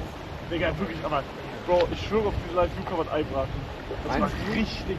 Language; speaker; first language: German; native; German